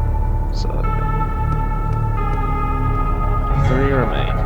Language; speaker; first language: English; native; English